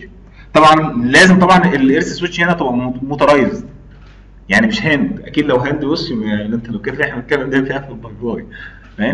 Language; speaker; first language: Arabic; native; Arabic